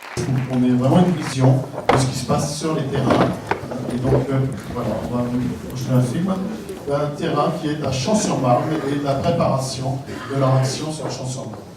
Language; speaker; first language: French; native; French